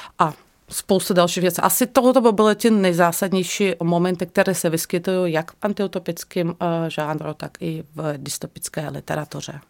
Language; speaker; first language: Czech; non-native, fluent; Russian